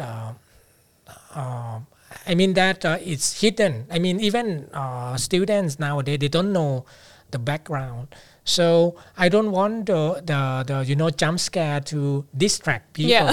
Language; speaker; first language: English; non-native, fluent; Thai